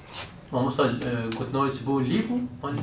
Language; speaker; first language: French; non-native, learner; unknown